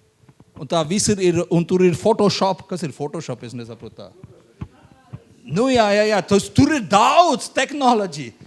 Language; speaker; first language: Latvian; non-native, learner; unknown